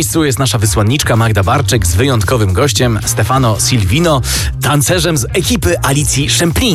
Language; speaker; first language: Polish; native; Polish